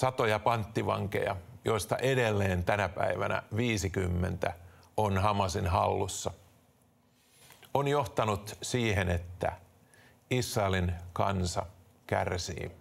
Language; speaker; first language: Finnish; native; Finnish